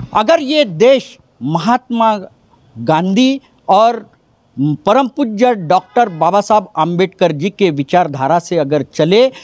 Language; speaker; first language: Hindi; non-native, local second language; Marathi